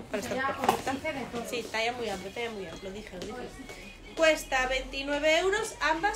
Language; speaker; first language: Spanish; native; Spanish